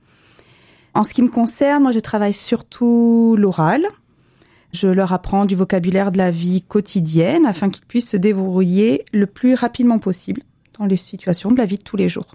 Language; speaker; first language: French; native; French